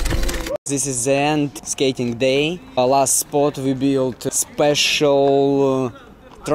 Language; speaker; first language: English; non-native, learner; Russian